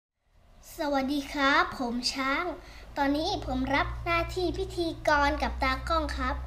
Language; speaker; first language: Thai; native; Thai